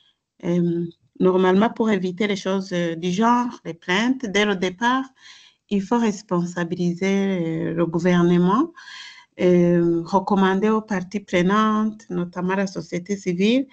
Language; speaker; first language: French; non-native, local second language; Rundi